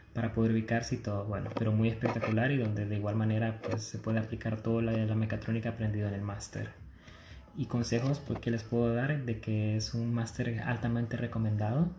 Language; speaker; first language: Spanish; native; Spanish